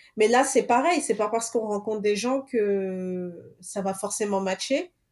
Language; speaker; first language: French; early bilingual, other home language; Portuguese